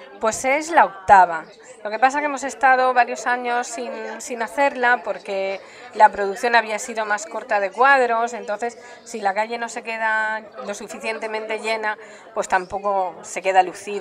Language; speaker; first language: Spanish; native; Spanish